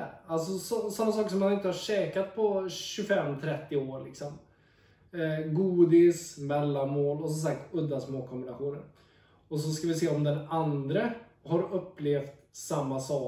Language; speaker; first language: Swedish; native; Swedish